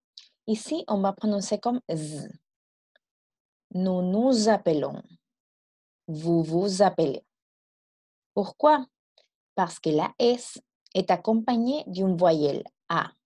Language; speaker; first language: French; non-native, fluent; Spanish